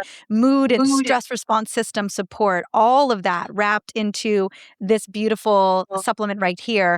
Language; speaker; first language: English; native; English